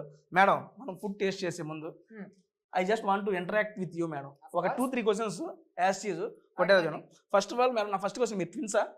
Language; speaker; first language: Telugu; native; Telugu